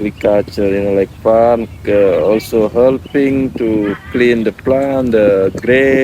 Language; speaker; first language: English; non-native, learner; Indonesian